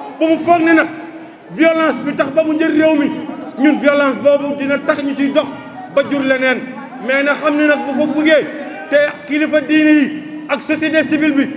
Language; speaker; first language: Wolof; non-native, local second language; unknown